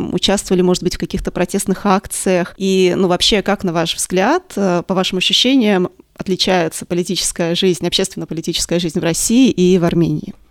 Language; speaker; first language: Russian; native; Russian